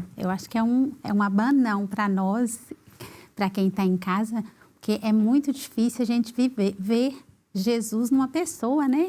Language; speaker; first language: Portuguese; native; Portuguese